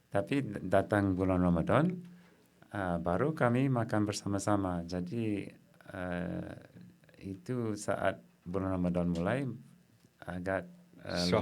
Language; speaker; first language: Indonesian; non-native, fluent; English